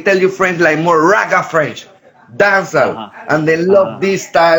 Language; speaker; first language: English; non-native, local second language; Spanish